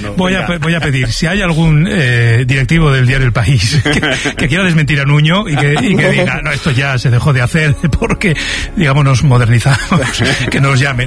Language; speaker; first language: Spanish; native; Spanish